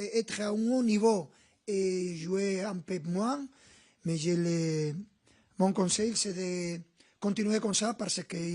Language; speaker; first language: French; non-native, learner; Spanish